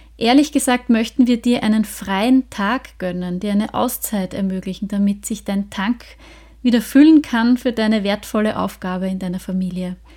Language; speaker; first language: German; native; German